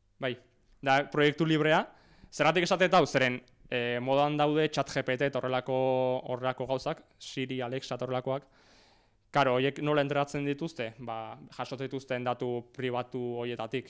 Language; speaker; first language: Basque; native; Basque